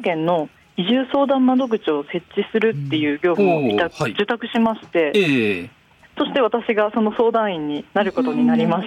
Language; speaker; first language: Japanese; native; Japanese